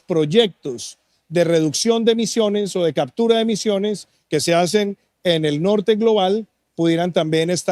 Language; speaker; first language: Spanish; native; Spanish